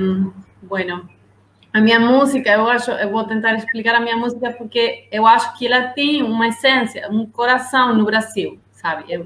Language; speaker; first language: Portuguese; non-native, learner; Spanish